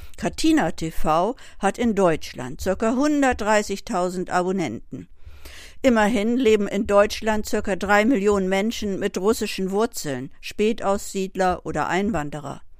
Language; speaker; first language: German; native; German